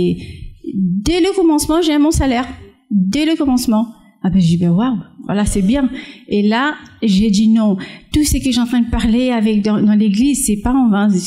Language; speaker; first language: French; non-native, fluent; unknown